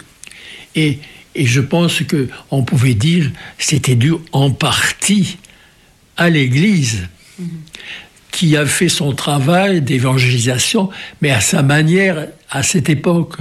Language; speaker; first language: French; native; French